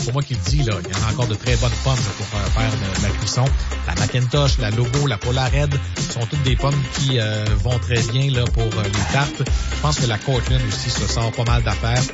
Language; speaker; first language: French; native; French